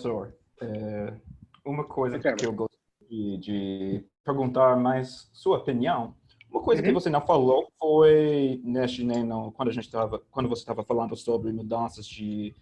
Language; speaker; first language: Portuguese; non-native, fluent; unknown